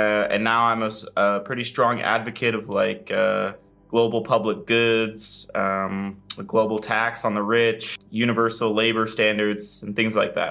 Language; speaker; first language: English; native; English